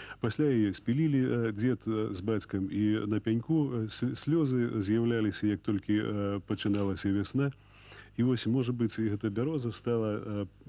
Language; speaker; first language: Belarusian; native; Belarusian